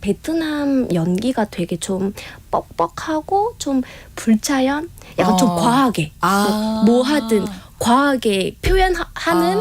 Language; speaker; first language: Korean; non-native, fluent; Vietnamese